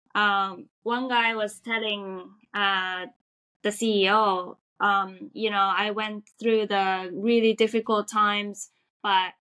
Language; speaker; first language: English; non-native, fluent; Japanese